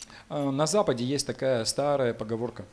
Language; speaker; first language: Russian; native; Russian